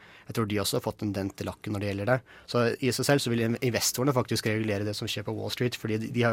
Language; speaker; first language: Norwegian; native; Norwegian